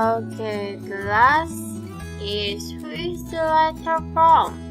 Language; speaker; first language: English; non-native, fluent; Indonesian